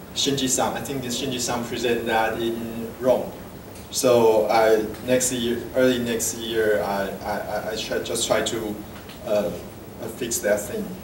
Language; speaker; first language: English; non-native, fluent; Chinese